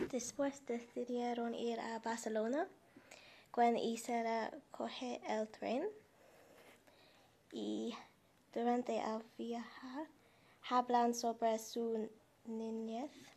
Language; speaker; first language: Spanish; non-native, learner; English